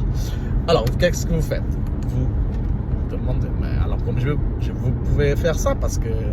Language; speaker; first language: French; non-native, learner; Portuguese